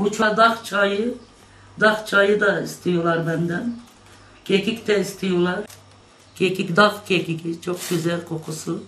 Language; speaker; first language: Turkish; non-native, local second language; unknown